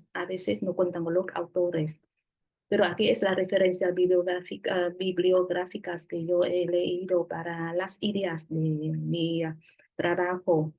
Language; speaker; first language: Spanish; non-native, fluent; Vietnamese